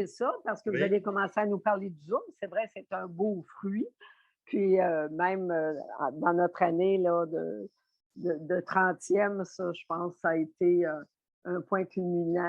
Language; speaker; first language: French; native; French